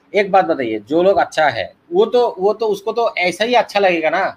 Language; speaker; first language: Hindi; non-native, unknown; Bangla